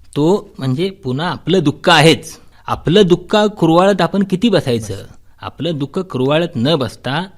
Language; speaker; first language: Marathi; native; Marathi